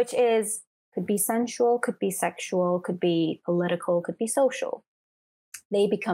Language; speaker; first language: English; non-native, fluent; Persian